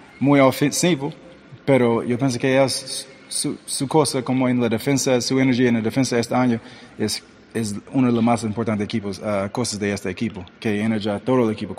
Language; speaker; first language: Spanish; early bilingual, heritage; English